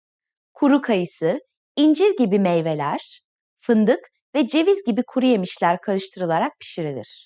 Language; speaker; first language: Turkish; native; Turkish